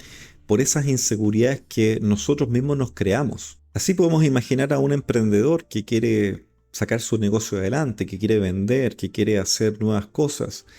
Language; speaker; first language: Spanish; native; Spanish